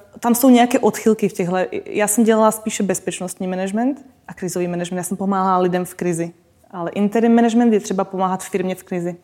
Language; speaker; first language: Czech; non-native, local second language; Slovak